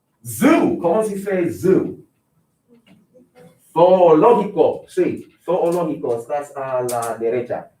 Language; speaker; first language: Spanish; non-native, fluent; English